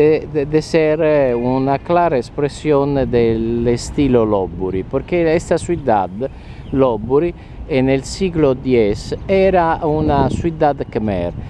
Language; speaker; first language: Spanish; non-native, learner; Italian